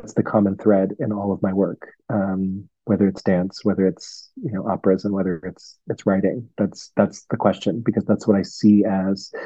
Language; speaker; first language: English; non-native, local second language; Cantonese